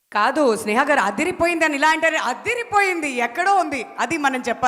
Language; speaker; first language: Telugu; native; Telugu